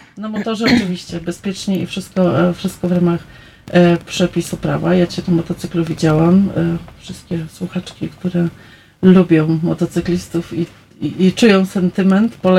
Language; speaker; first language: Polish; native; Polish